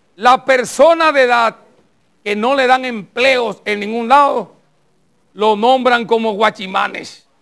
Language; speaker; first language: Spanish; native; Spanish